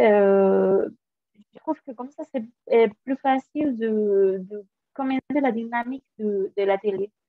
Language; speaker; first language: French; non-native, fluent; Spanish